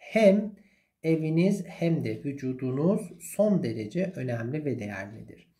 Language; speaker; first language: Turkish; non-native, fluent; Persian